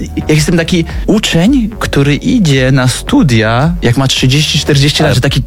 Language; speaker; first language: Polish; non-native, fluent; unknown